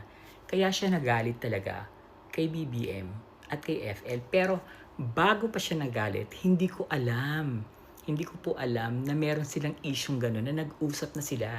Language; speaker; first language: Filipino; native; Filipino